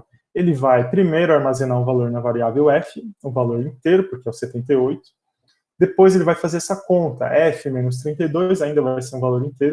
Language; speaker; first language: Portuguese; native; Portuguese